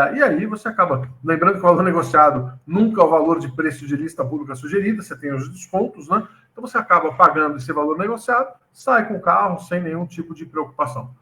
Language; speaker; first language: Portuguese; native; Portuguese